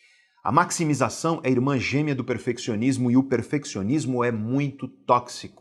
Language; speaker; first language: Portuguese; native; Portuguese